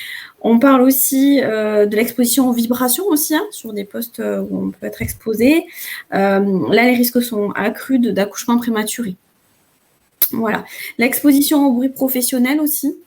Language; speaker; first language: French; native; French